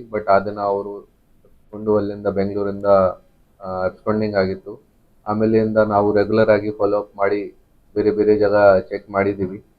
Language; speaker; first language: Kannada; non-native, fluent; Hindi